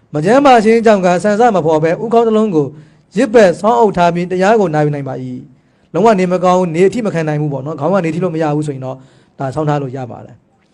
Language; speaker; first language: Burmese; native; Burmese